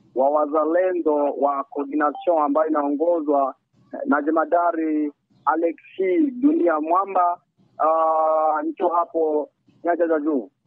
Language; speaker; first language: Swahili; native; Swahili